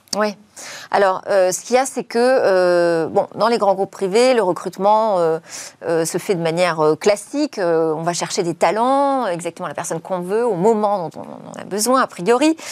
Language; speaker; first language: French; native; French